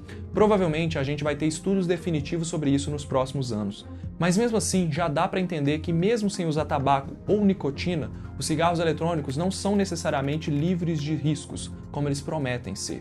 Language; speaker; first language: Portuguese; native; Portuguese